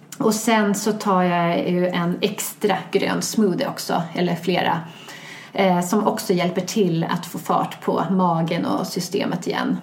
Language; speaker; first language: Swedish; native; Swedish